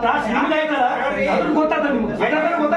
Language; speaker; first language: Kannada; native; Kannada